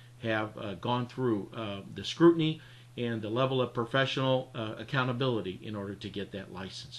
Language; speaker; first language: English; native; English